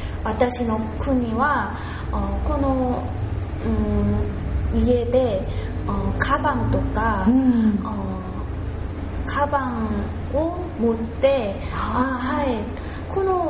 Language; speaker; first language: Japanese; non-native, learner; Korean